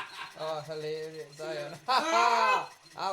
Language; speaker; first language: Welsh; native; Welsh